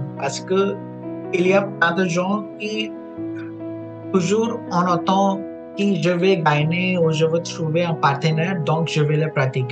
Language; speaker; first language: French; non-native, fluent; Punjabi